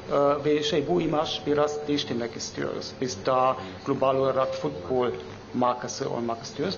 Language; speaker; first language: Turkish; non-native, learner; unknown